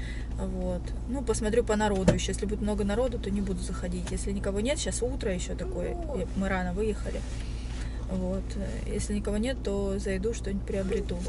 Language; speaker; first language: Russian; native; Russian